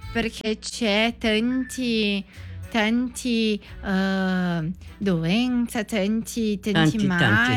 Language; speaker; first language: Italian; non-native, learner; Portuguese